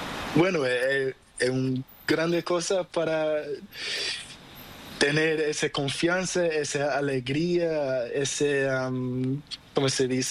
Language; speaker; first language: Spanish; non-native, learner; Portuguese